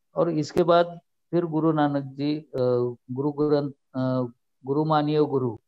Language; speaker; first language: Hindi; non-native, local second language; Marathi